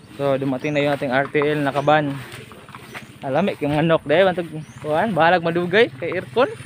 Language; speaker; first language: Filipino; non-native, local second language; Cebuano